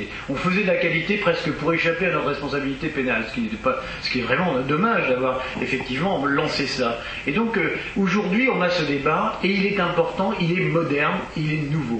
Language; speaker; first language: French; native; French